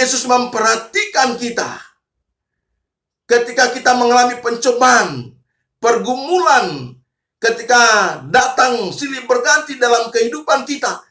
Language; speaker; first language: Indonesian; native; Indonesian